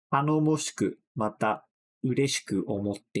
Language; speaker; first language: Japanese; non-native, fluent; English